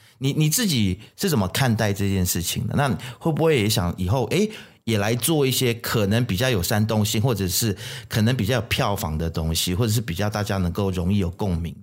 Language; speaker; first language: Chinese; native; Chinese